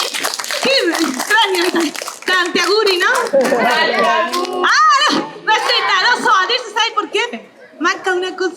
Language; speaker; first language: Italian; non-native, learner; Spanish